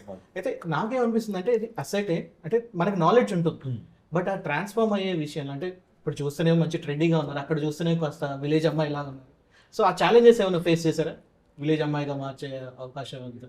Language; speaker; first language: Telugu; native; Telugu